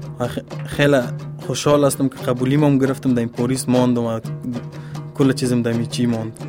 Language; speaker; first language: French; non-native, learner; Persian